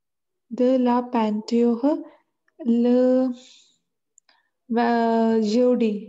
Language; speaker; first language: French; non-native, learner; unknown